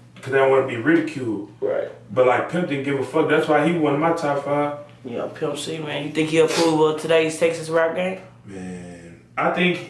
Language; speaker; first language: English; native; English